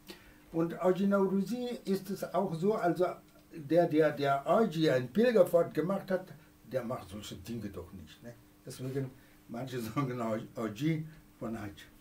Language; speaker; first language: German; non-native, fluent; Persian